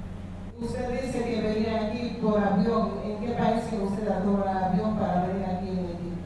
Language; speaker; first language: Spanish; non-native, fluent; Haitian Creole